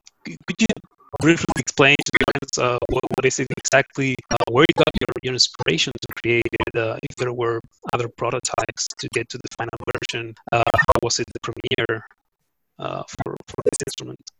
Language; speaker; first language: English; non-native, fluent; Spanish